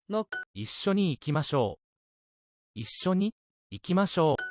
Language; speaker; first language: Japanese; non-native, learner; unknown